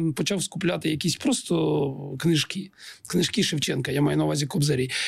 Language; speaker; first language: Ukrainian; non-native, local second language; Russian